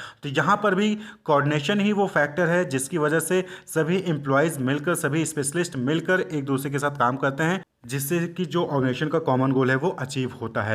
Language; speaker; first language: Hindi; native; Hindi